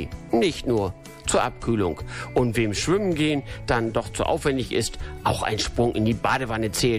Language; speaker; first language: German; native; German